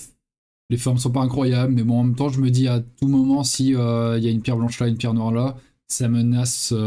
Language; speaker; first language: French; native; French